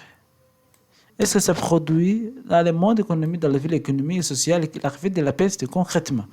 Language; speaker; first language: French; non-native, learner; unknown